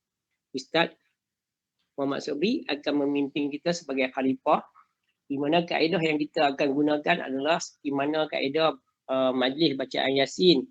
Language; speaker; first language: Malay; native; Malay